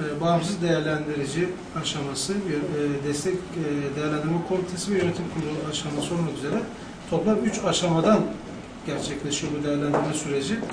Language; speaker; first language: Turkish; native; Turkish